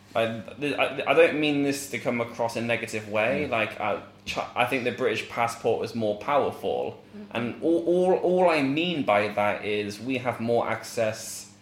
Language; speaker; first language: English; non-native, fluent; Arabic